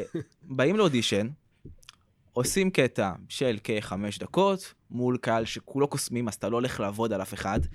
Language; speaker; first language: Hebrew; early bilingual, other home language; French